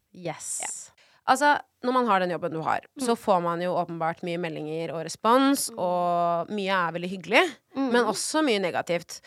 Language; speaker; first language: Norwegian; native; Norwegian